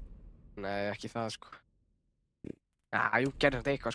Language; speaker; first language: Icelandic; native; Icelandic